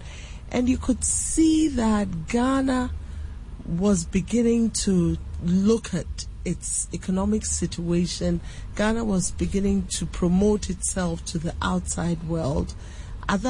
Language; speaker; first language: English; non-native, local second language; Akan